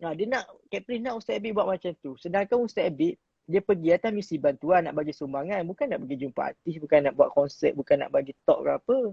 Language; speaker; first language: Malay; native; Malay